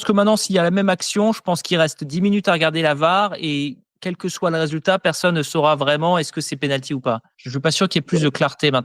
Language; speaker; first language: French; native; French